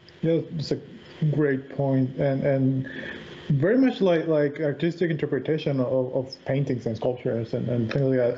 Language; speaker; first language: English; native; English